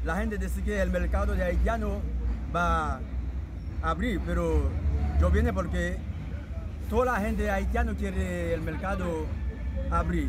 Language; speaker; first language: Spanish; non-native, learner; Haitian Creole